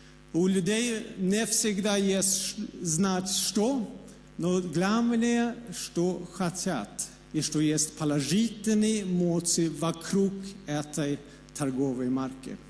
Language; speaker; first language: Russian; non-native, fluent; Swedish